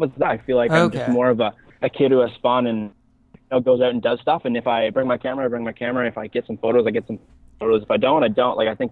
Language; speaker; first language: English; native; English